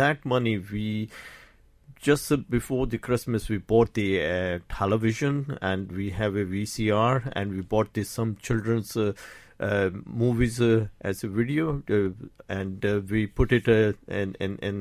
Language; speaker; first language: English; non-native, local second language; Urdu